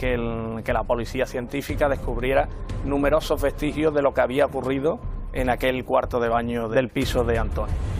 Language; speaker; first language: Spanish; native; Spanish